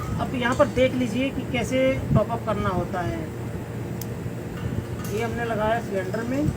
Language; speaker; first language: Hindi; native; Hindi